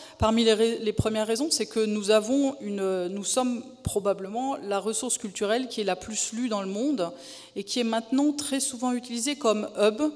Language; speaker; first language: French; native; French